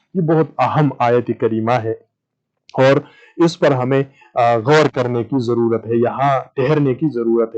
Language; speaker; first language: Urdu; native; Urdu